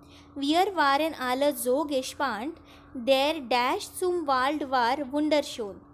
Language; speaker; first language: German; non-native, fluent; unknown